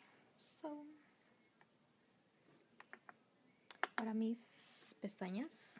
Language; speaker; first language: Spanish; early bilingual, heritage; Spanish